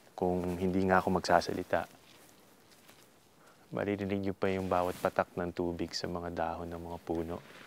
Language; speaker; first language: Filipino; native; Filipino